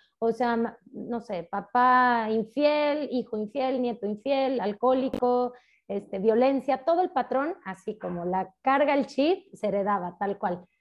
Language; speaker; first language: Spanish; native; Spanish